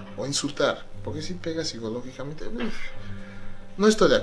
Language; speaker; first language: Spanish; non-native, fluent; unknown